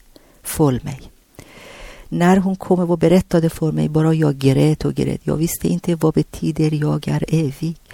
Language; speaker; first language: Swedish; non-native, learner; Persian